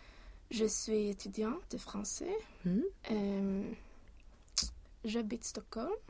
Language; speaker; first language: French; non-native, learner; Swedish